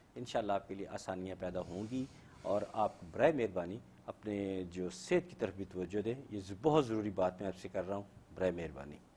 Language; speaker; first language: Urdu; native; Urdu